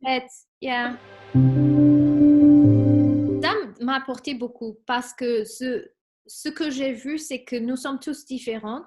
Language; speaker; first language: French; non-native, fluent; Spanish